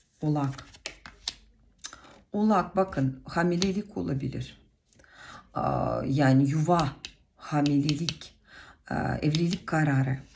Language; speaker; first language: Turkish; non-native, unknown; Russian